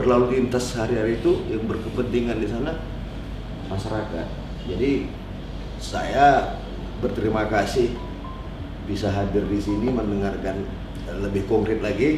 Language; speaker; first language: Indonesian; native; Indonesian